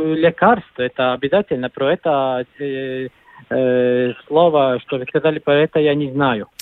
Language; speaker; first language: Russian; non-native, local second language; Latvian